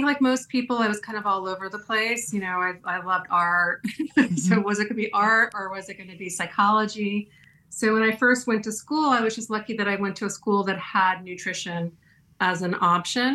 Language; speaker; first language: English; native; English